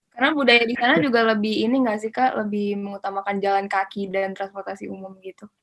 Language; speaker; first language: Indonesian; native; Indonesian